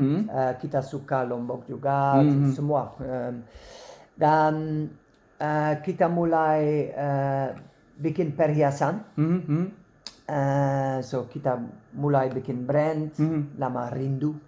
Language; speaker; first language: Indonesian; non-native, learner; Dutch